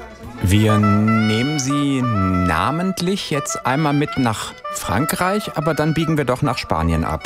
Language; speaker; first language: German; native; German